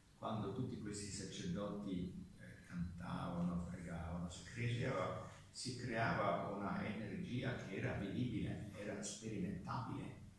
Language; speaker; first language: Italian; non-native, local second language; German